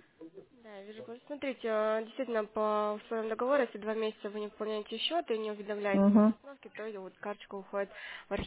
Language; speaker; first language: Russian; native; Russian